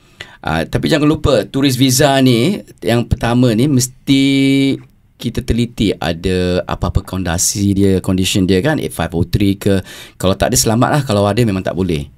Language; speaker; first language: Malay; native; Malay